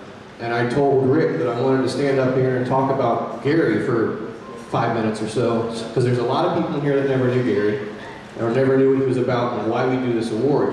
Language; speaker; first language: English; native; English